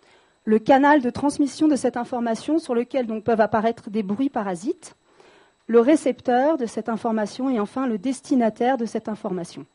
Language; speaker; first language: French; native; French